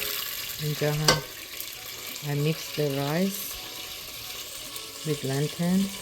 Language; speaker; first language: English; non-native, learner; Persian